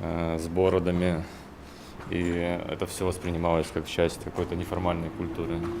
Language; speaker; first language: Russian; native; Russian